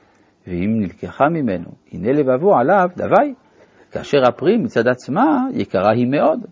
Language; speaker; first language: Hebrew; native; Hebrew